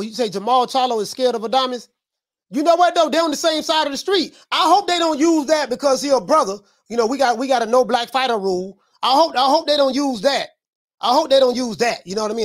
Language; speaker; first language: English; native; English